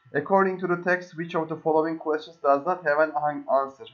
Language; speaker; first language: English; non-native, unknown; Turkish